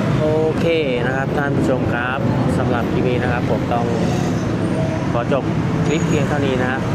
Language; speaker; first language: Thai; native; Thai